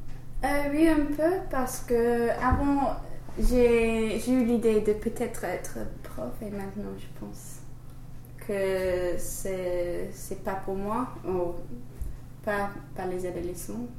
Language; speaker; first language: French; non-native, learner; English